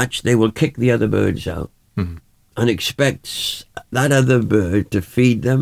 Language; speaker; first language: English; native; English